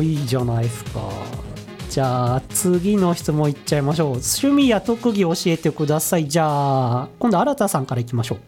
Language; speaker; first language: Japanese; native; Japanese